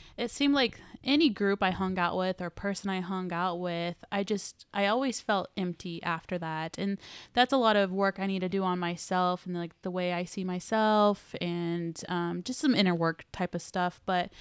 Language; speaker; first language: English; native; English